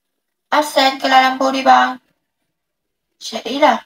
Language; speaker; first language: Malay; non-native, learner; Vietnamese